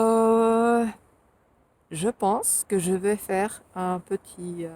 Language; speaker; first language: French; non-native, fluent; Finnish